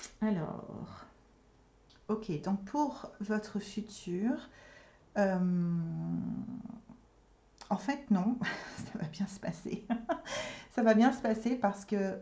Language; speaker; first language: French; native; French